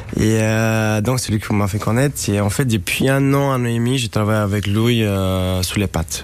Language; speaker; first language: French; non-native, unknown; Romanian